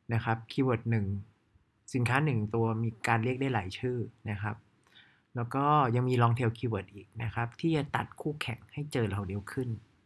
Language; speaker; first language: Thai; native; Thai